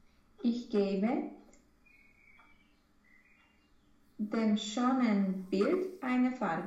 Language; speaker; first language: German; non-native, learner; Romanian